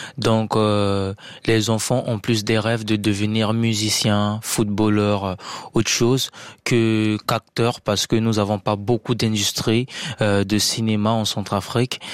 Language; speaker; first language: French; non-native, local second language; Sango